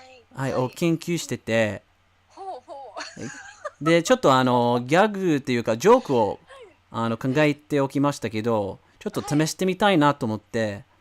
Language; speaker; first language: Japanese; non-native, fluent; English